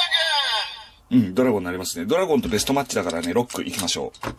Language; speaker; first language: Japanese; native; Japanese